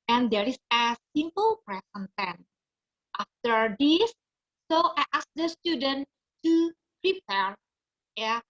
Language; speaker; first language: English; non-native, learner; Indonesian